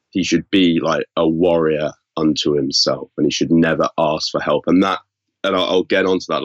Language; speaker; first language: English; native; English